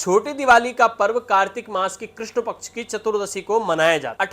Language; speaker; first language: Hindi; native; Hindi